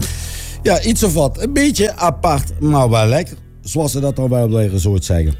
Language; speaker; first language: Dutch; native; Dutch